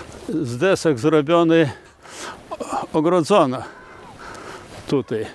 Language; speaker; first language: Polish; non-native, learner; Lithuanian